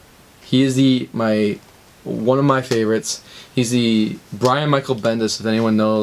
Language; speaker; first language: English; native; English